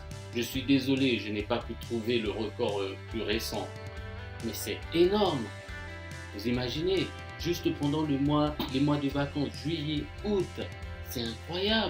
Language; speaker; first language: French; non-native, fluent; Japanese